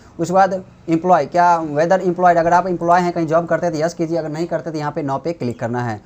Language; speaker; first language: Hindi; native; Hindi